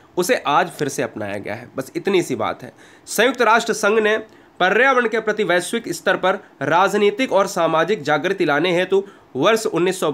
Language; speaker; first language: Hindi; native; Hindi